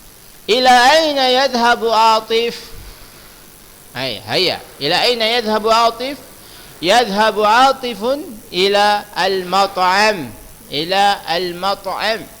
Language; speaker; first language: Arabic; non-native, fluent; Indonesian